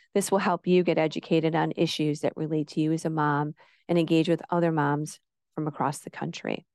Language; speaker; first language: English; native; English